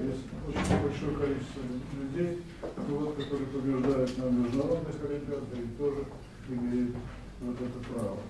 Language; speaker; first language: Russian; native; Russian